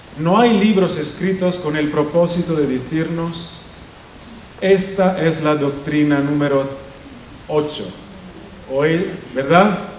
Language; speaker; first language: Spanish; non-native, fluent; Italian